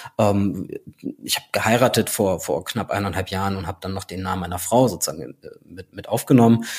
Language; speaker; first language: German; native; German